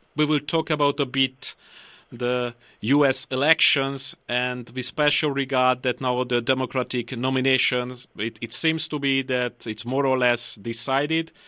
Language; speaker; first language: English; non-native, fluent; Hungarian